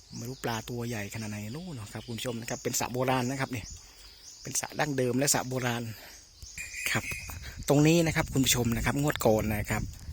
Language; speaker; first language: Thai; native; Thai